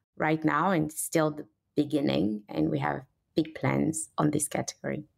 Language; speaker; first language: English; non-native, fluent; French